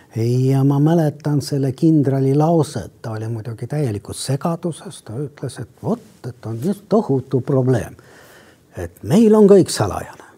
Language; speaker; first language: Estonian; non-native, local second language; Russian